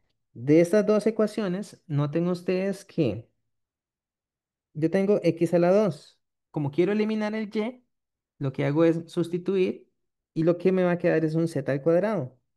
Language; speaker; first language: Spanish; native; Spanish